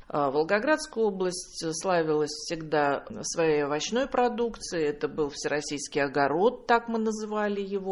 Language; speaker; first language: Russian; native; Russian